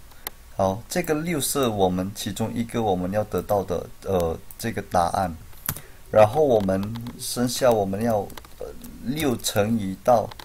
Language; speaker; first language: Chinese; non-native, fluent; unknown